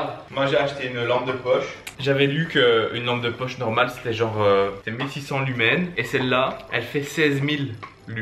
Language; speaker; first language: French; native; French